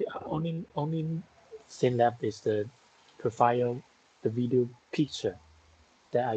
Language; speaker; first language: English; non-native, fluent; Chinese